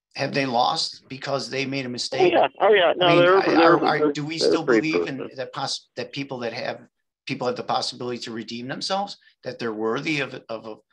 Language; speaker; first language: English; native; English